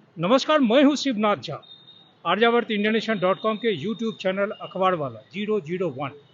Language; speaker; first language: Hindi; native; Hindi